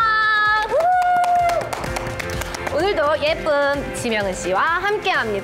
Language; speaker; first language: Korean; native; Korean